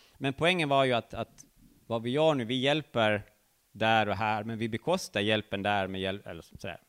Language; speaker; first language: Swedish; native; Swedish